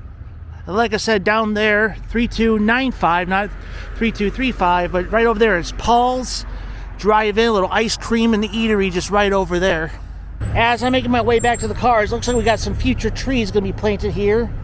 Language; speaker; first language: English; native; English